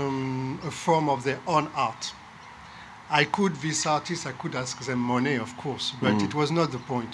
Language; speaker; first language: English; non-native, learner; French